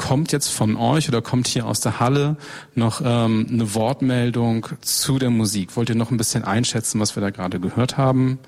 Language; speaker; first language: German; native; German